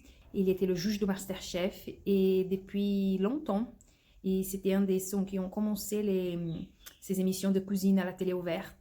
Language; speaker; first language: French; non-native, fluent; Portuguese